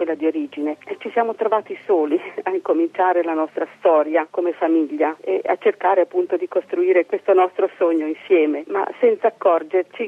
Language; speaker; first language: Italian; native; Italian